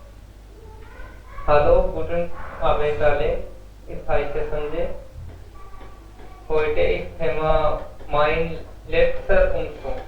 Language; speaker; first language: German; non-native, learner; Hindi